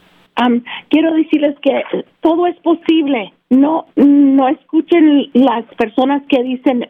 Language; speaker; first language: Spanish; early bilingual, heritage; Spanish